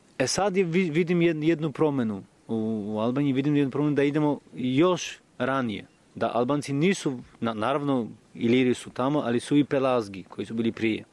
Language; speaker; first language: Serbian; non-native, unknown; Albanian